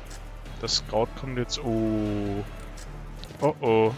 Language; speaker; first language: German; native; German